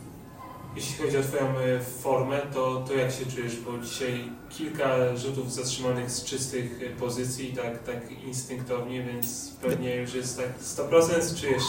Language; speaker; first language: Polish; native; Polish